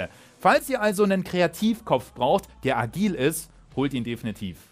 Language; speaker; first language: German; native; German